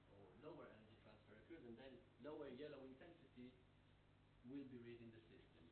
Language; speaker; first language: English; non-native, fluent; Hebrew